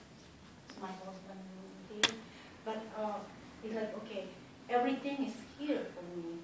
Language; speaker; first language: English; non-native, fluent; Spanish